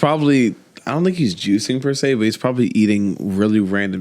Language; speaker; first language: English; native; English